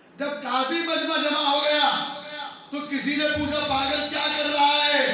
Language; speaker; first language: Urdu; non-native, local second language; Sindhi